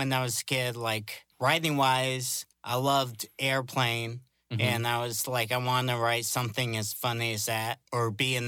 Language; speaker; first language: English; native; English